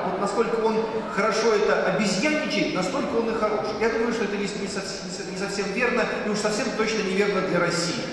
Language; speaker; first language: Russian; native; Russian